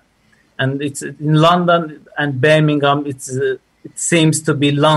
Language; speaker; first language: English; non-native, fluent; Persian